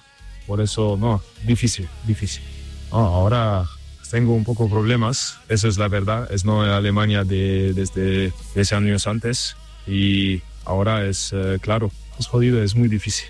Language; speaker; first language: Spanish; non-native, learner; German